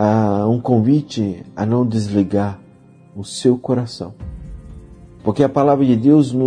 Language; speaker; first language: Portuguese; native; Portuguese